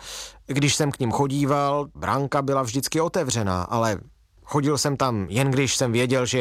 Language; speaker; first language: Czech; native; Czech